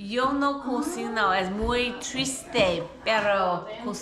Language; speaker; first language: Spanish; non-native, learner; English